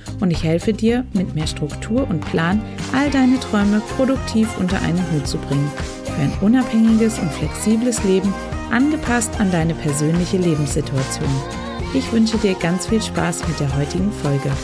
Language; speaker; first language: German; native; German